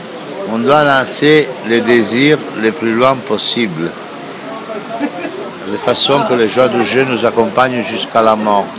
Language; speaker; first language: French; non-native, fluent; Italian